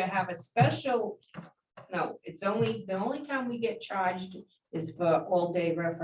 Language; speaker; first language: English; native; English